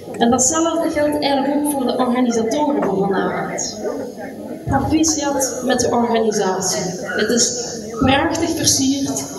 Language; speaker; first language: Dutch; native; Dutch